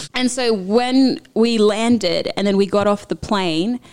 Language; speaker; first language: English; early bilingual, other home language; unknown